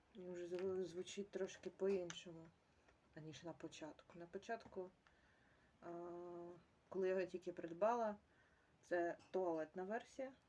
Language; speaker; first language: Ukrainian; native; Ukrainian